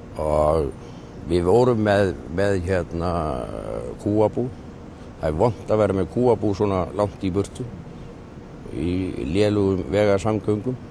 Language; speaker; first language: Icelandic; native; Icelandic